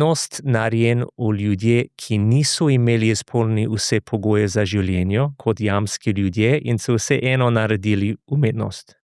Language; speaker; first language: Slovenian; non-native, fluent; English